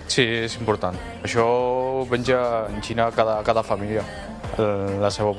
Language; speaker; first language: Catalan; non-native, fluent; Chinese